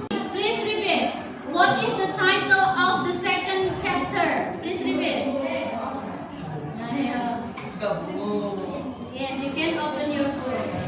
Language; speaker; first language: English; non-native, local second language; Indonesian